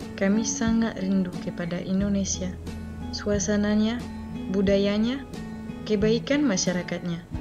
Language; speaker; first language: Indonesian; non-native, fluent; French